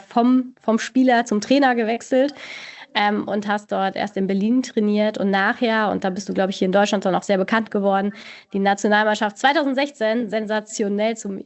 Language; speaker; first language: German; native; German